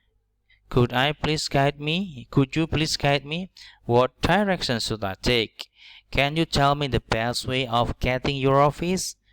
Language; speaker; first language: English; non-native, learner; Indonesian